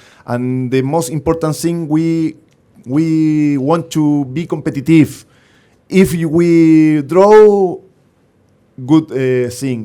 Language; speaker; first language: English; non-native, learner; Spanish